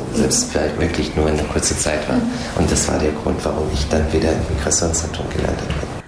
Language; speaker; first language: German; non-native, fluent; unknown